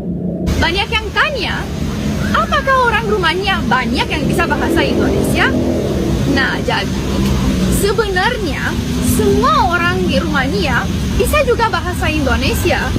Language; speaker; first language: Indonesian; non-native, fluent; Romanian